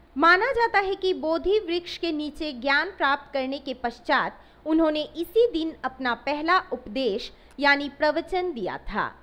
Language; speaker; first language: Hindi; non-native, local second language; Assamese